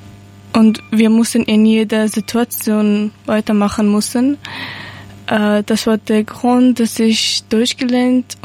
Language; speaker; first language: German; non-native, learner; Persian